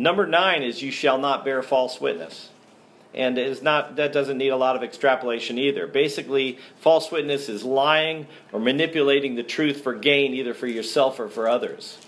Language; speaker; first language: English; native; English